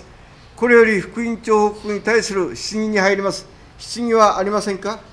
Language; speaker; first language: Japanese; native; Japanese